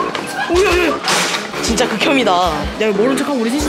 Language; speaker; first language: Korean; native; Korean